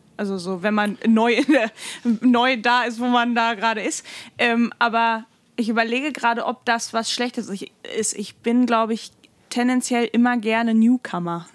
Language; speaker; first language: German; native; German